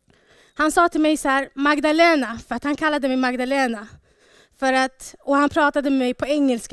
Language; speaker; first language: Swedish; early bilingual, other home language; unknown